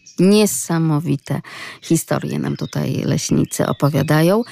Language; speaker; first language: Polish; native; Polish